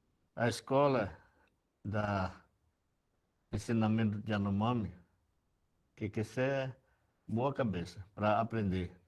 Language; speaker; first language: Portuguese; non-native, local second language; Yanomámi